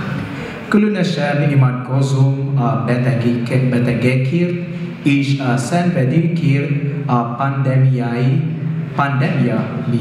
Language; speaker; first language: Hungarian; non-native, fluent; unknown